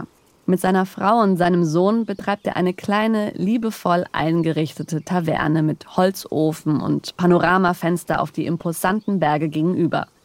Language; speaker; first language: German; native; German